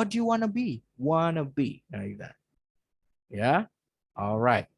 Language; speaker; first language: English; non-native, fluent; Indonesian